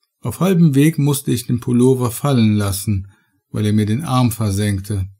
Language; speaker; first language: German; native; German